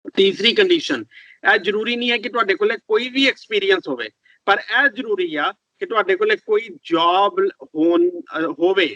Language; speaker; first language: Punjabi; early bilingual, heritage; Punjabi